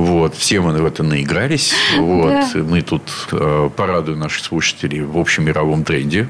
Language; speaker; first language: Russian; native; Russian